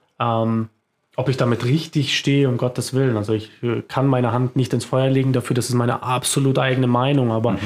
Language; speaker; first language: German; early bilingual, other home language; Croatian